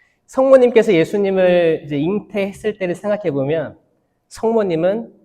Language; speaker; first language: Korean; native; Korean